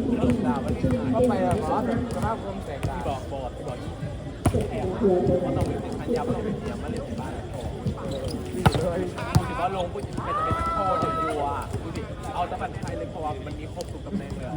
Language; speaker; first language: Thai; native; Thai